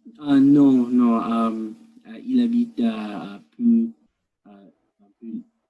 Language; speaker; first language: French; non-native, learner; English